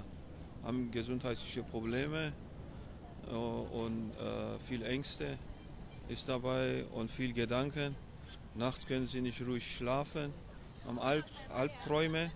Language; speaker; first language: German; non-native, fluent; Persian